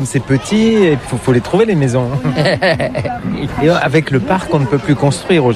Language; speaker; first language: French; native; French